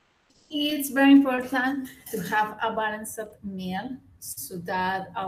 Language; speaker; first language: English; non-native, learner; Spanish